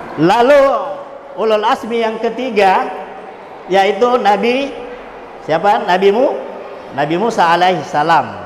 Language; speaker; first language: Indonesian; non-native, local second language; Buginese